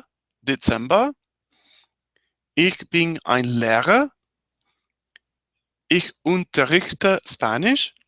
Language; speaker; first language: German; non-native, learner; Spanish